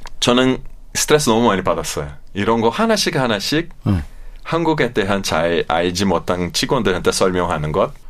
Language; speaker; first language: Korean; non-native, fluent; Portuguese